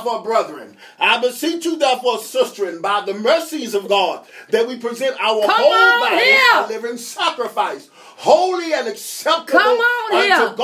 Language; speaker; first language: English; native; English